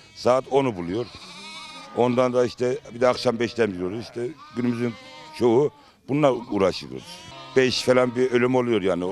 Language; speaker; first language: Turkish; native; Turkish